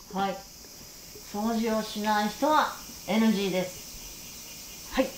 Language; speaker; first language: Japanese; native; Japanese